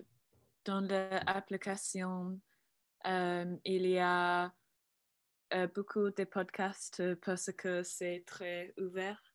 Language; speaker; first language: French; non-native, learner; English